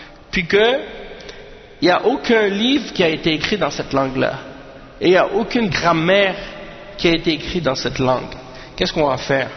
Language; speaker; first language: French; native; French